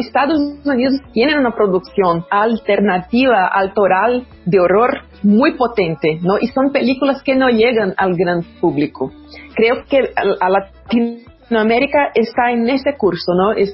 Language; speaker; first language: Spanish; non-native, fluent; Portuguese